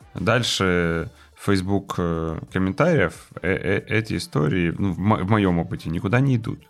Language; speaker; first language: Russian; native; Russian